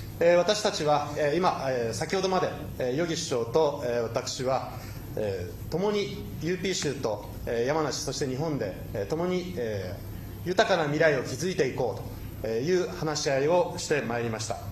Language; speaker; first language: Japanese; native; Japanese